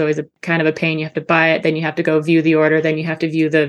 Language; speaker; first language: English; native; English